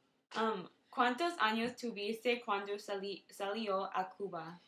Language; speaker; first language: Spanish; non-native, learner; English